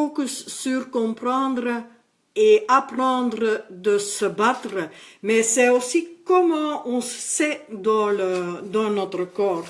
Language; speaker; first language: French; non-native, local second language; Dutch